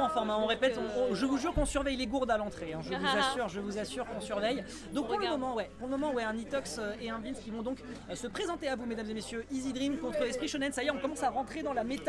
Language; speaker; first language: French; native; French